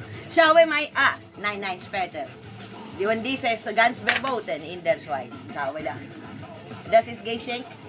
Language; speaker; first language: German; non-native, learner; Filipino